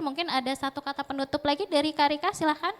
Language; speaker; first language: Indonesian; native; Indonesian